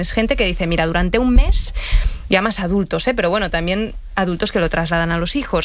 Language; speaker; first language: Spanish; native; Spanish